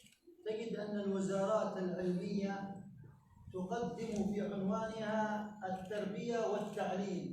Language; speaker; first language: Arabic; native; Arabic